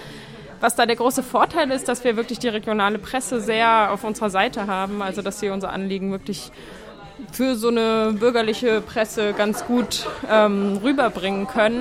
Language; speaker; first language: German; native; German